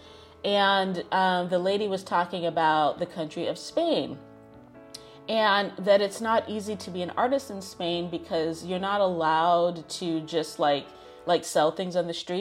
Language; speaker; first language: English; native; English